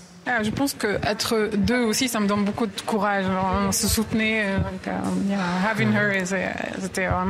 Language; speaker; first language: French; non-native, local second language; Arabic